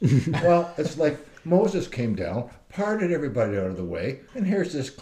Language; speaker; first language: English; native; English